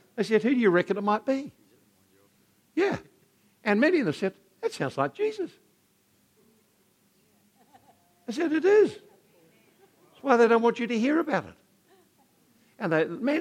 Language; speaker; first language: English; native; English